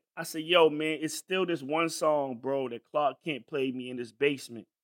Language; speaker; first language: English; native; English